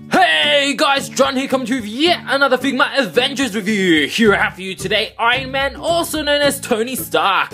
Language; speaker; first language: English; native; English